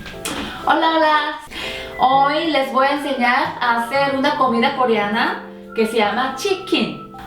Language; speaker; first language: Spanish; non-native, fluent; Korean